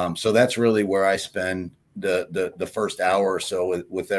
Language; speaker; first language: English; native; English